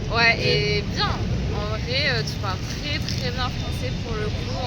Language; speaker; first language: French; native; French